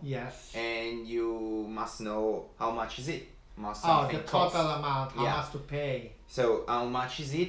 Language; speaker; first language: English; non-native, fluent; Italian